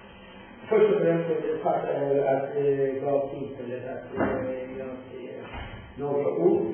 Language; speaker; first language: Swedish; non-native, fluent; Persian